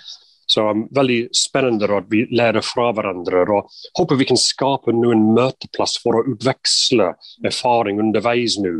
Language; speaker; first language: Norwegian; non-native, fluent; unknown